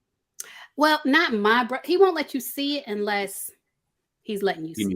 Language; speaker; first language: English; native; English